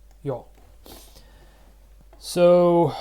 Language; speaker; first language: Korean; non-native, learner; Russian